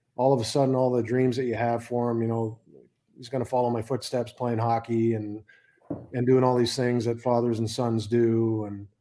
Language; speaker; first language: English; native; English